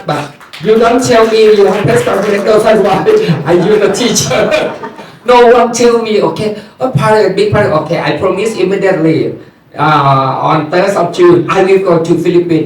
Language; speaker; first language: English; non-native, learner; Thai